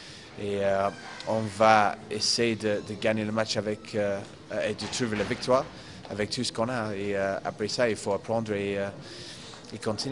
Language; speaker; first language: French; non-native, fluent; English